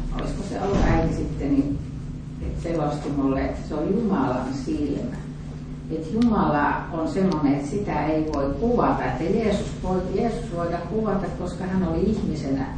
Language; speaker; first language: Finnish; native; Finnish